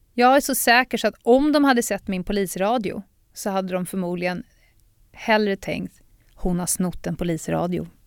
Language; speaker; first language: Swedish; native; Swedish